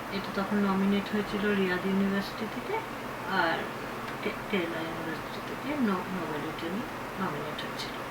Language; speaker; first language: Bangla; early bilingual, heritage; Bangla